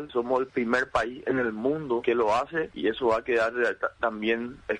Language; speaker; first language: Spanish; native; Spanish